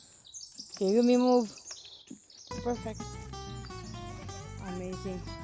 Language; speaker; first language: English; non-native, local second language; Filipino